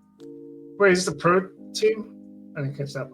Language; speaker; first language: English; native; English